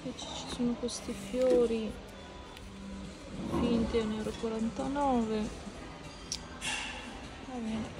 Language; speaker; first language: Italian; non-native, fluent; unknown